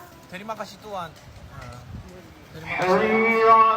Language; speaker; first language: Indonesian; non-native, fluent; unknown